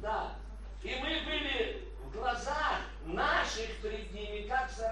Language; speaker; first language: Polish; non-native, learner; Russian